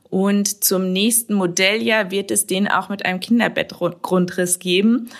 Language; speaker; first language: German; native; German